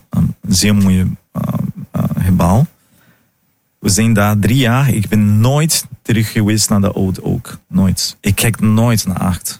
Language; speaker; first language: Dutch; non-native, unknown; Portuguese